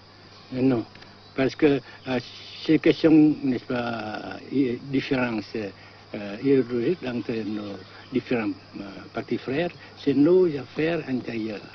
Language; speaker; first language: French; non-native, fluent; Vietnamese